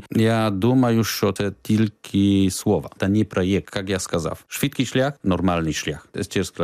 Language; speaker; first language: Ukrainian; non-native, learner; Polish